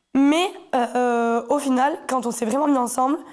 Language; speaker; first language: French; native; French